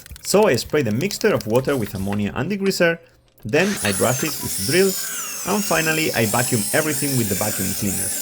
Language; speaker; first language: English; non-native, fluent; Spanish